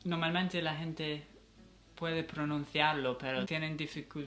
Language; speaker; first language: Spanish; non-native, fluent; English